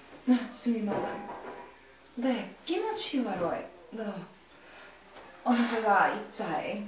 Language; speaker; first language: Japanese; non-native, learner; English